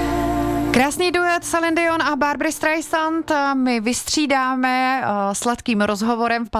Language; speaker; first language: Czech; native; Czech